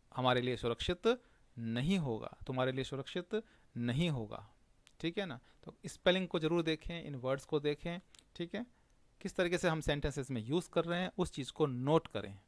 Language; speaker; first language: Hindi; native; Hindi